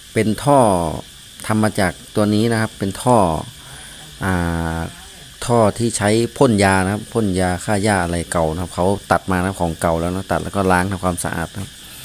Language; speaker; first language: Thai; native; Thai